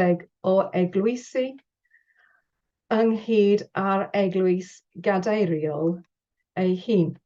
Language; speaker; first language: Welsh; non-native, learner; English